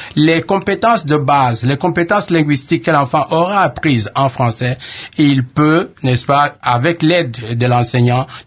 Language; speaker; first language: French; non-native, local second language; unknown